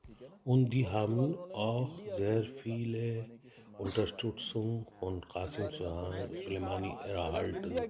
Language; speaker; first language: German; non-native, learner; Urdu